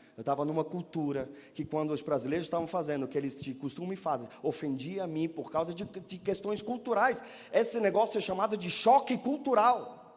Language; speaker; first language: Portuguese; non-native, fluent; German